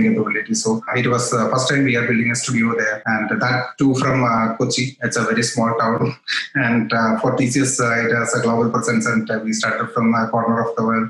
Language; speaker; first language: English; non-native, local second language; Malayalam